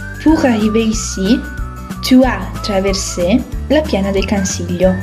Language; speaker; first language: French; non-native, learner; Italian